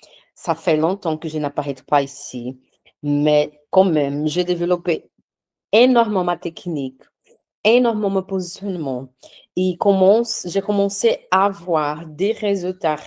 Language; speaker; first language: French; non-native, fluent; Portuguese